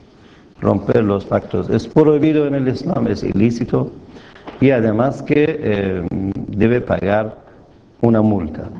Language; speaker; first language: Spanish; non-native, fluent; Persian